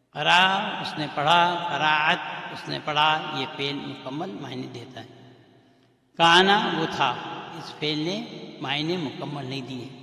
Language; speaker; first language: Urdu; native; Urdu